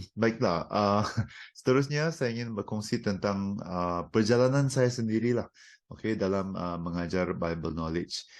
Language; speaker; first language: Malay; non-native, local second language; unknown